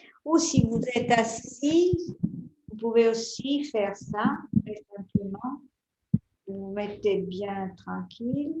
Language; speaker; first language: French; non-native, fluent; Italian